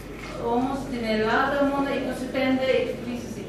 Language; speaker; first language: Greek; non-native, learner; Turkish